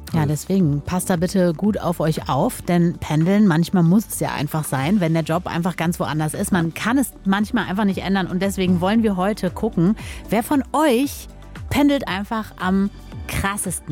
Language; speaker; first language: German; native; German